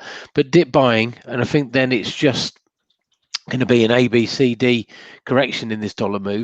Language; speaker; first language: English; native; English